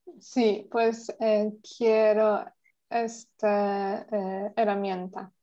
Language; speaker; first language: Spanish; non-native, learner; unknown